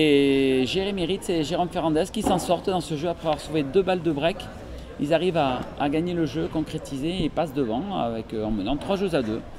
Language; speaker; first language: French; native; French